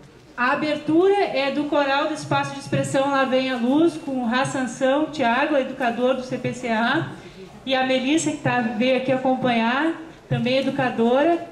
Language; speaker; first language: Portuguese; native; Portuguese